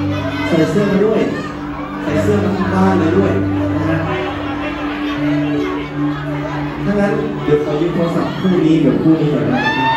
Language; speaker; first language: Thai; native; Thai